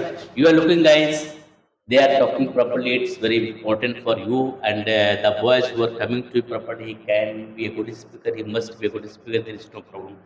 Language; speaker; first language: English; non-native, fluent; Hindi